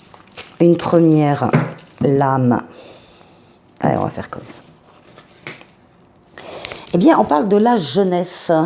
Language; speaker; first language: French; native; French